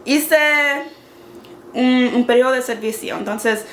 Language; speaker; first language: Spanish; non-native, learner; English